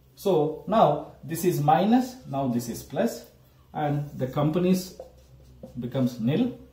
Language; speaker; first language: English; non-native, local second language; Kannada